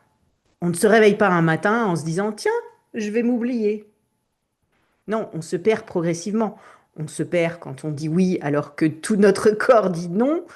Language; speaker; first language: French; native; French